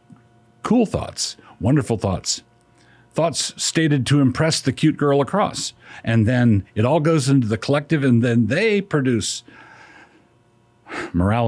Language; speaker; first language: English; native; English